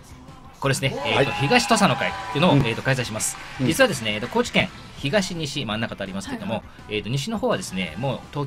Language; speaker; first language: Japanese; native; Japanese